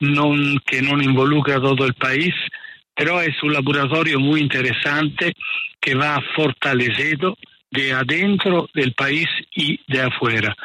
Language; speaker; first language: Spanish; non-native, fluent; Italian